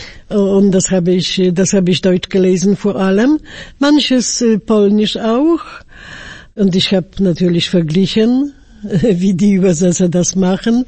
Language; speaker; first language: German; non-native, fluent; Polish